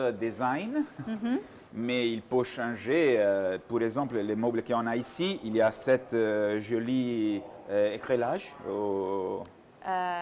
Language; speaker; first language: French; non-native, learner; Italian